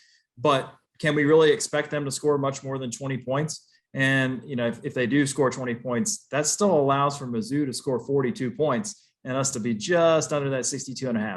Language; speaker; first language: English; native; English